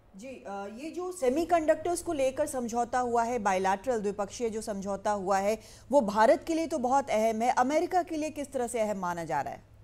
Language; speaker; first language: Hindi; native; Hindi